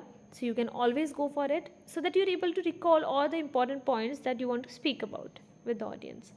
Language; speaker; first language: English; non-native, fluent; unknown